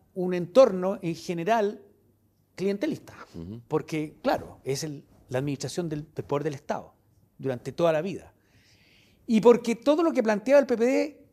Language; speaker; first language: Spanish; native; Spanish